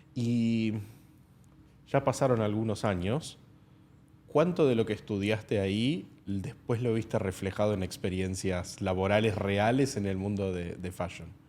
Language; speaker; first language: Spanish; native; Spanish